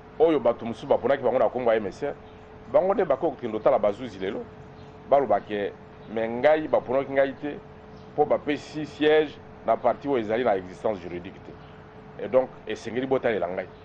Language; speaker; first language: Lingala; non-native, local second language; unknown